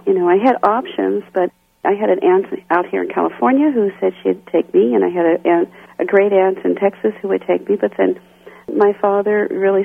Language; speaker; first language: English; native; English